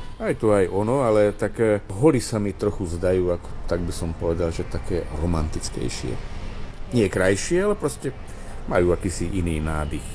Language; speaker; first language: Slovak; native; Slovak